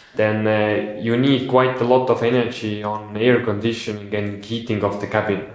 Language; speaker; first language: English; non-native, fluent; Estonian